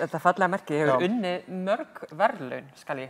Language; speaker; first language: Icelandic; native; Icelandic